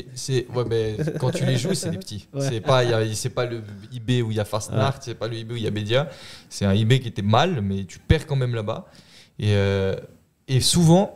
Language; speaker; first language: French; native; French